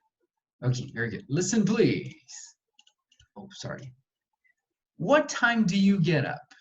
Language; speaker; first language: English; non-native, fluent; Portuguese